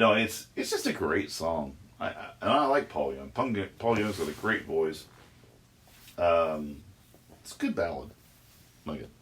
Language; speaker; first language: English; native; English